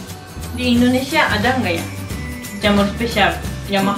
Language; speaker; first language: Indonesian; non-native, learner; Japanese